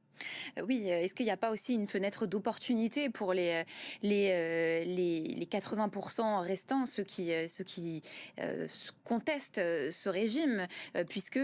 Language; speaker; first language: French; native; French